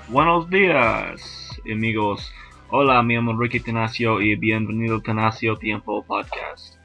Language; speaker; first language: Spanish; non-native, learner; English